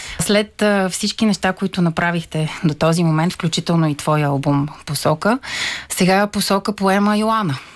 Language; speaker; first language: Bulgarian; native; Bulgarian